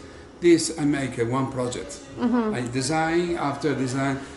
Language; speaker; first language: English; non-native, learner; Italian